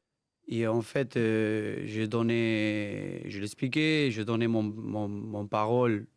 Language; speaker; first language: French; non-native, learner; Spanish